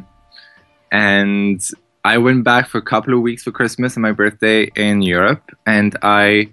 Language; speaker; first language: English; native; English